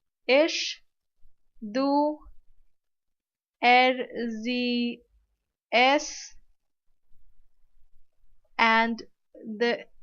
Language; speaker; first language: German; non-native, learner; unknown